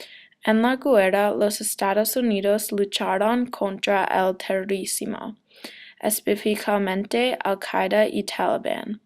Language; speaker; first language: Spanish; non-native, learner; English